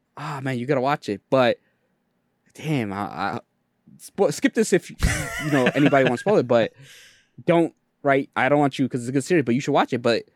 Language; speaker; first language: English; early bilingual, other home language; Bangla